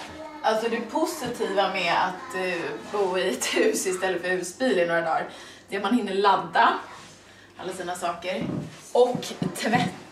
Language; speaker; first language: Swedish; native; Swedish